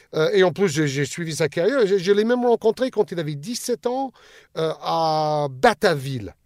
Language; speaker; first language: French; non-native, fluent; English